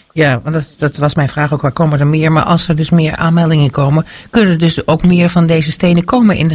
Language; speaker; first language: Dutch; native; Dutch